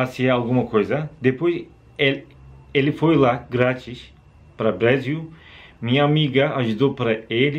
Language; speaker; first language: Portuguese; non-native, learner; Turkish